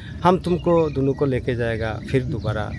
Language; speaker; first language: Hindi; non-native, fluent; Pashto